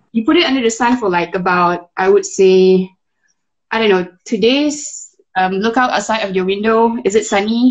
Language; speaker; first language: English; non-native, local second language; Malay